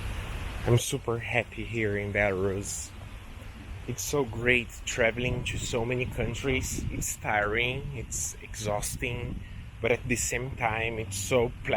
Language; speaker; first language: English; non-native, local second language; Portuguese